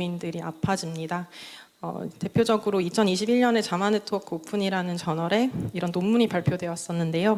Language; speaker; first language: Korean; native; Korean